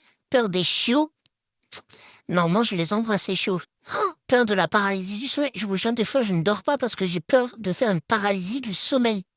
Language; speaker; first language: French; native; French